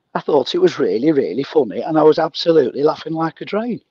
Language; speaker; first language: English; native; English